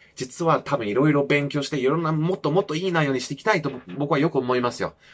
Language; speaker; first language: Japanese; non-native, fluent; English